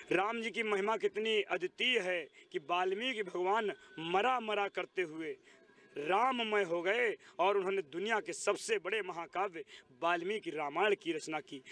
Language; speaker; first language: Hindi; native; Hindi